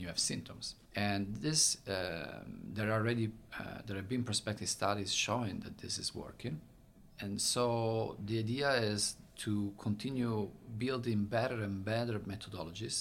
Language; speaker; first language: English; non-native, fluent; Italian